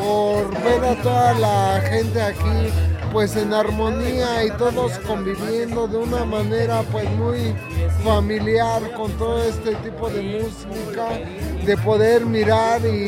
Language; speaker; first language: Spanish; native; Spanish